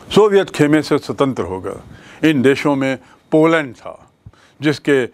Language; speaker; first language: Hindi; native; Hindi